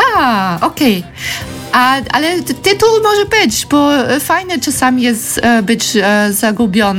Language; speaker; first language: Polish; non-native, learner; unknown